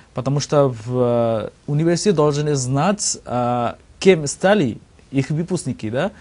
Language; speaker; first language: Russian; non-native, learner; Bangla